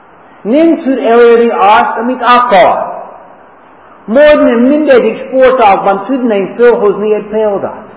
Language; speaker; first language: Hungarian; non-native, fluent; English